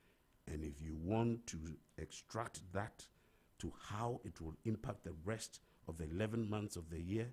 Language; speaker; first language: English; non-native, local second language; Akan